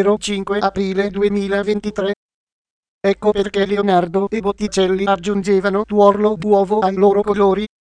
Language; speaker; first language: Italian; native; Italian